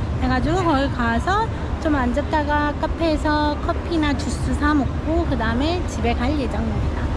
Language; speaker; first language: Korean; non-native, fluent; Urdu